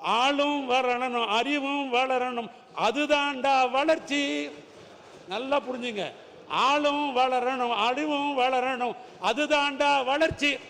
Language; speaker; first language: Tamil; native; Tamil